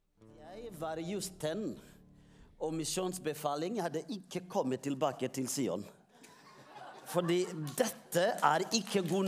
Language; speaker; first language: Norwegian; non-native, fluent; Swedish